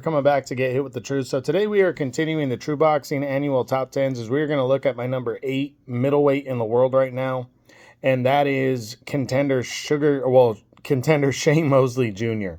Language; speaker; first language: English; native; English